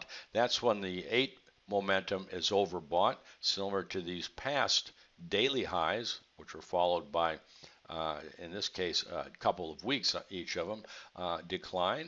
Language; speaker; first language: English; native; English